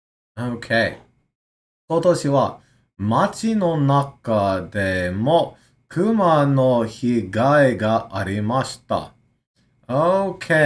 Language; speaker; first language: Japanese; non-native, learner; English